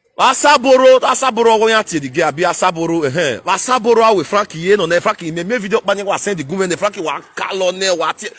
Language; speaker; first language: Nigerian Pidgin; non-native, local second language; Bini